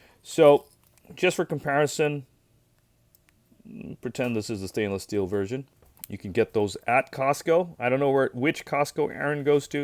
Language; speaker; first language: English; native; English